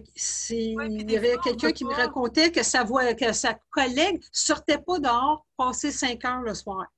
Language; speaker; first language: French; native; French